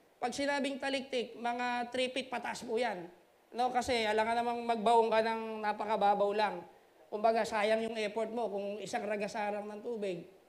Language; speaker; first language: Filipino; native; Filipino